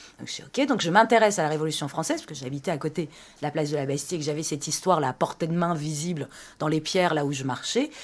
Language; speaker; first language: French; early bilingual, other home language; Persian